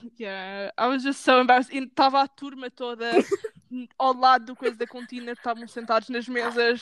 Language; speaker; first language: Portuguese; early bilingual, heritage; Portuguese